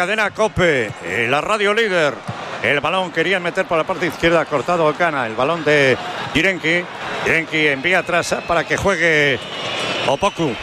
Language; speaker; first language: Spanish; native; Spanish